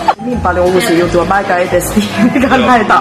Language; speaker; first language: Finnish; non-native, learner; Chinese